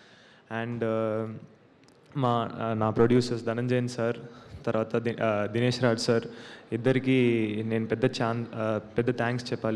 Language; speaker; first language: Telugu; non-native, learner; Tamil